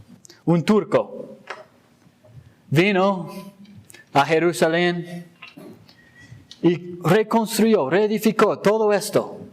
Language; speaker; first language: Spanish; non-native, fluent; English